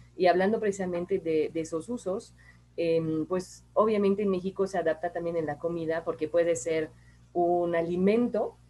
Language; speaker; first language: Spanish; non-native, fluent; French